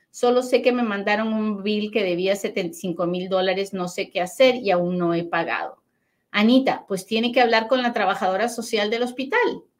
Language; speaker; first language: Spanish; native; Spanish